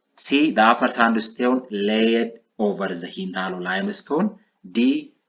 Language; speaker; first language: English; non-native, local second language; Amharic